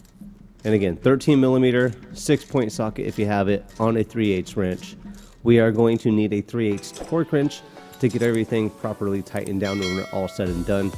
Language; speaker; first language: English; native; English